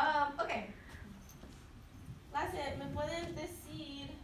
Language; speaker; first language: Spanish; non-native, fluent; English